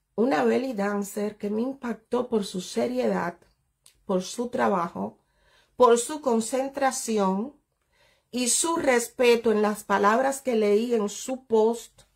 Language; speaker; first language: Spanish; native; Spanish